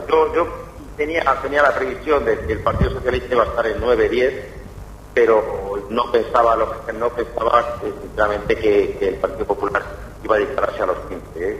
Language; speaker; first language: Spanish; native; Spanish